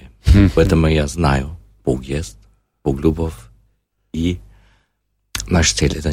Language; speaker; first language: Russian; non-native, learner; German